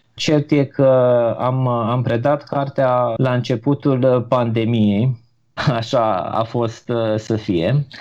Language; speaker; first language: Romanian; native; Romanian